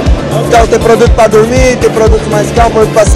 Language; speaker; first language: Portuguese; native; Portuguese